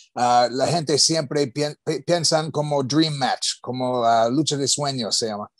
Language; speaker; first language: Spanish; non-native, learner; English